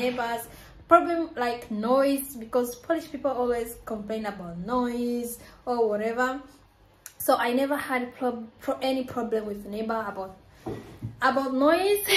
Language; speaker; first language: English; non-native, local second language; Swahili